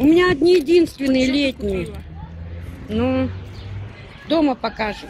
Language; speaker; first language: Russian; native; Russian